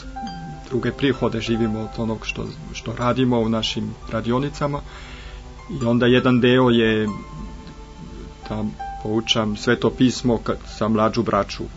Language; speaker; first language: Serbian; non-native, fluent; German